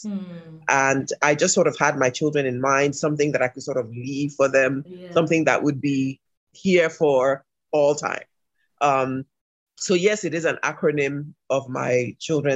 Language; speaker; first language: English; non-native, local second language; Yoruba